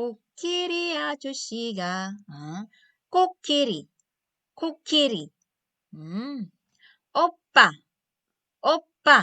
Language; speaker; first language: Korean; non-native, learner; Cebuano